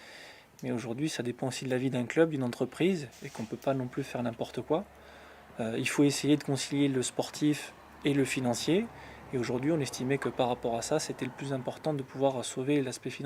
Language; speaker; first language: French; native; French